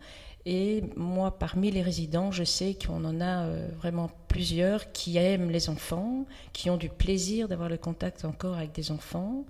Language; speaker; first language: French; native; French